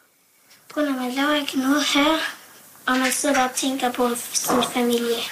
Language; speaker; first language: Danish; early bilingual, heritage; Danish